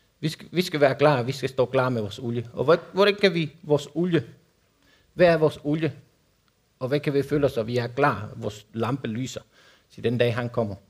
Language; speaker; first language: Danish; non-native, fluent; Spanish